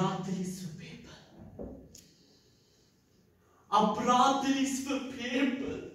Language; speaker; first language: Russian; non-native, learner; Sinhala